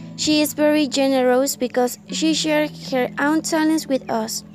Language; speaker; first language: English; non-native, fluent; Spanish